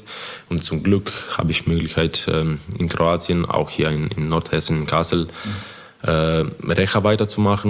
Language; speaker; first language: German; non-native, fluent; Croatian